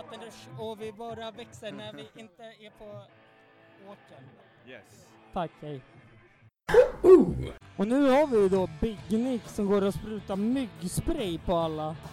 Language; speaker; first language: Swedish; native; Swedish